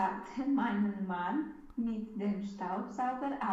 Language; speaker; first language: German; non-native, learner; Romanian